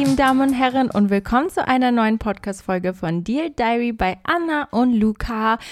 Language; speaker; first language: German; early bilingual, other home language; Portuguese